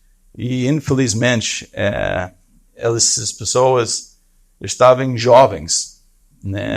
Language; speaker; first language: Portuguese; non-native, fluent; English